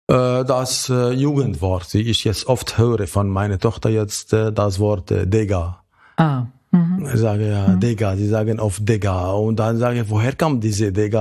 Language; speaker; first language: German; non-native, fluent; Arabic